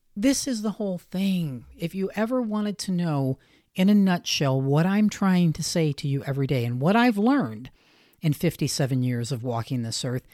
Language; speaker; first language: English; native; English